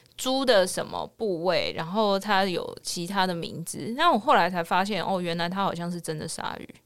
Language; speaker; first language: Chinese; native; Chinese